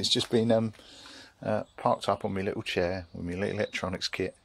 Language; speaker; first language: English; native; English